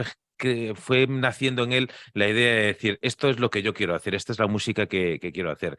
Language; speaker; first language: Spanish; native; Spanish